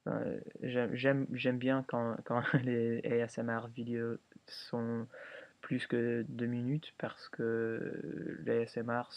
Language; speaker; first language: French; early bilingual, other home language; English